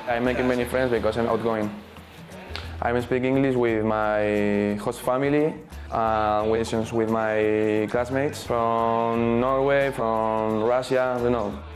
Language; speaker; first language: English; non-native, learner; Spanish